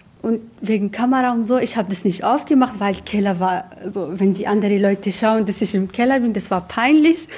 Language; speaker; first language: German; non-native, learner; Arabic